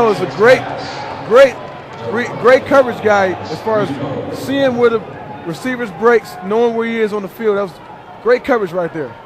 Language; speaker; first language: English; native; English